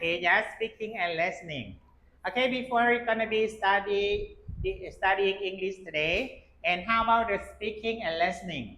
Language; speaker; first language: English; non-native, learner; Lao